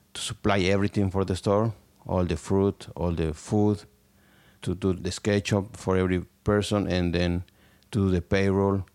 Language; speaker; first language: English; non-native, learner; Spanish